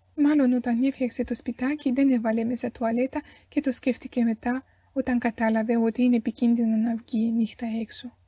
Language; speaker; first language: Greek; non-native, fluent; Romanian